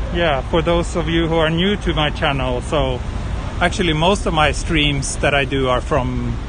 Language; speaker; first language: English; non-native, fluent; Swedish